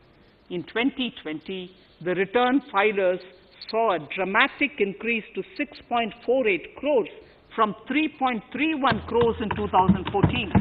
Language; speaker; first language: English; non-native, local second language; Tamil